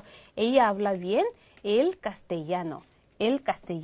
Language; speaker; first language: Spanish; non-native, fluent; Korean